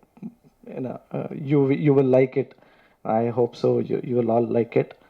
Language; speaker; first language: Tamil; non-native, learner; Kannada